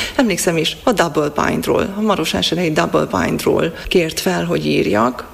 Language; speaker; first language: Hungarian; native; Hungarian